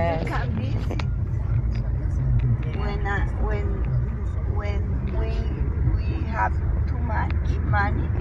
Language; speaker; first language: English; non-native, learner; Spanish